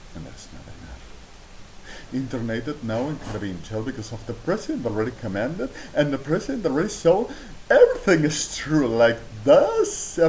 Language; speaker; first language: English; non-native, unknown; Spanish